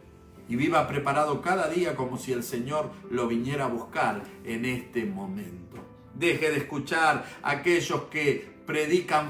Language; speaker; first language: Spanish; native; Spanish